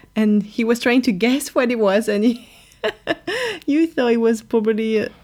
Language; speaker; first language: English; non-native, fluent; French